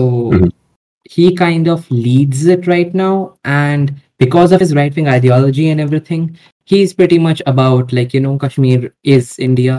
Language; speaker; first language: English; non-native, local second language; Hindi